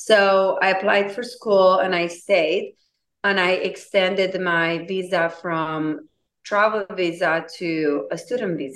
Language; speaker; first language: English; non-native, fluent; Romanian